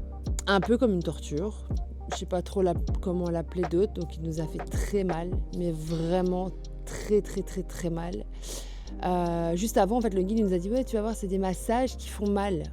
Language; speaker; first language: French; native; French